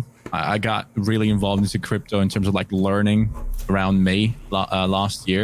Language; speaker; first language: English; non-native, fluent; German